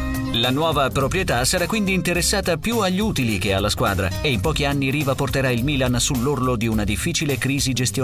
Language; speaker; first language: Italian; native; Italian